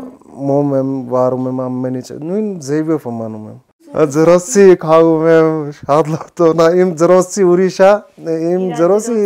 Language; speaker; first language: Armenian; non-native, learner; Hindi